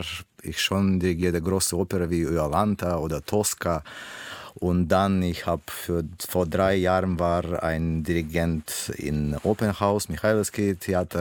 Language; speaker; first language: German; non-native, learner; Russian